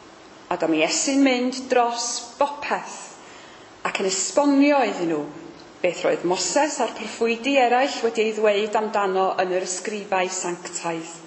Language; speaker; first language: Welsh; native; Welsh